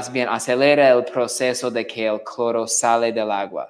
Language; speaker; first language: Spanish; non-native, fluent; English